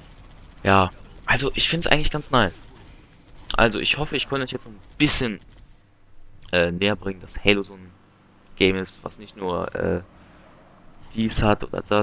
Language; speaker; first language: German; native; German